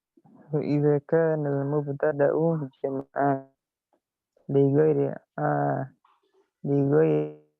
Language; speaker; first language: Arabic; non-native, learner; Indonesian